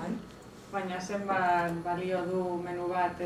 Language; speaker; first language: Basque; non-native, learner; Spanish